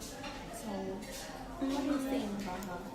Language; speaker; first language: English; non-native, learner; Khmer